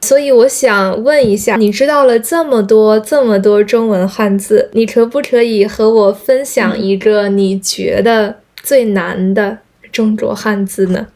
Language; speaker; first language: Chinese; native; Chinese